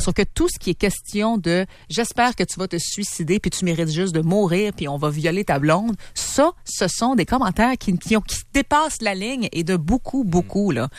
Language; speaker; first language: French; native; French